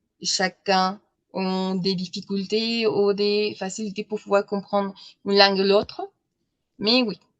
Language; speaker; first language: French; non-native, learner; Spanish